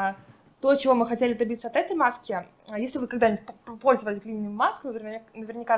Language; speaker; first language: Russian; native; Russian